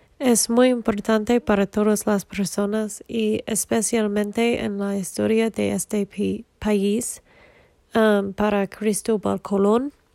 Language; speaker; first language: Spanish; non-native, learner; English